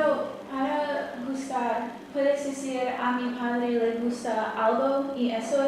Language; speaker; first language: Spanish; non-native, learner; English